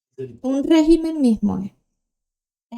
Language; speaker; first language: Portuguese; non-native, learner; Spanish